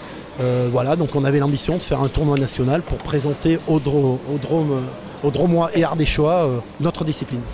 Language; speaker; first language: French; native; French